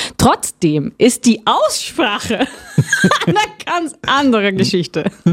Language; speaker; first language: German; non-native, fluent; Portuguese